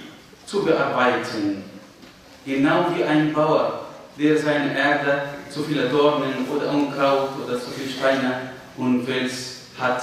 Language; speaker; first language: German; non-native, fluent; Arabic